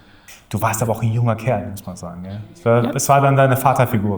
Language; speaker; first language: German; native; German